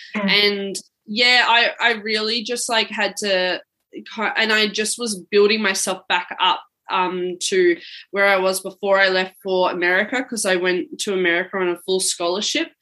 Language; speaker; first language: English; native; English